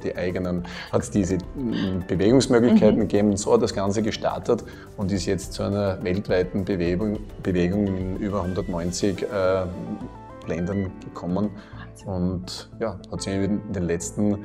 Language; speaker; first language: German; native; German